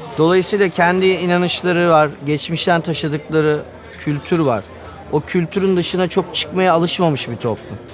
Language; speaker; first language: Turkish; native; Turkish